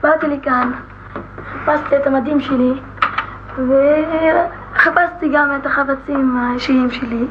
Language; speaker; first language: Hebrew; non-native, local second language; Arabic